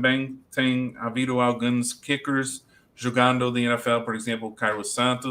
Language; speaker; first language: Portuguese; non-native, learner; English